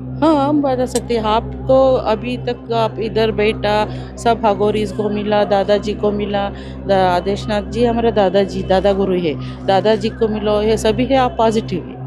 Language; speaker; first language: Hindi; non-native, local second language; Kannada